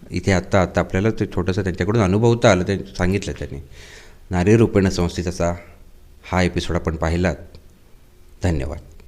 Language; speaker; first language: Marathi; native; Marathi